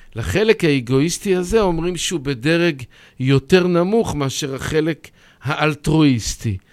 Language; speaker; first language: Hebrew; native; Hebrew